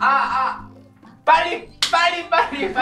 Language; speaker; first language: Korean; native; Korean